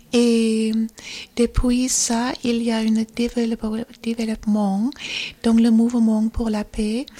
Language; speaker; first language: French; non-native, learner; German